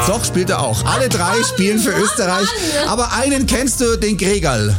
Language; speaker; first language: German; native; German